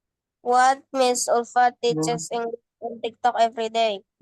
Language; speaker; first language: English; non-native, learner; Indonesian